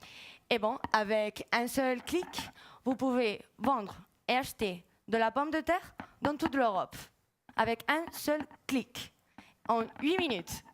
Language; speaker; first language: French; non-native, fluent; Spanish